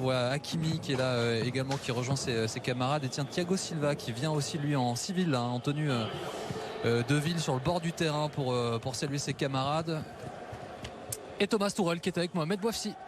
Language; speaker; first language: French; native; French